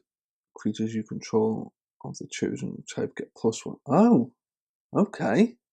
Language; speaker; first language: English; native; English